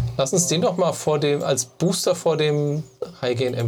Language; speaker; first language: German; native; German